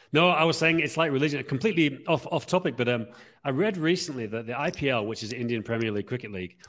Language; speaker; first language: English; native; English